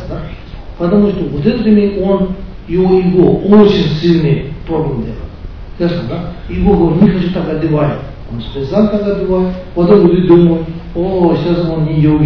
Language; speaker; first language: Russian; non-native, learner; Tibetan